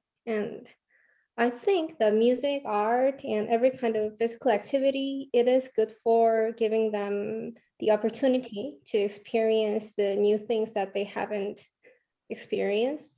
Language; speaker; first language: English; non-native, fluent; Korean